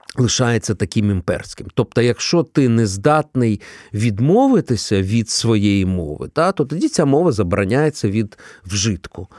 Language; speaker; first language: Ukrainian; non-native, local second language; Russian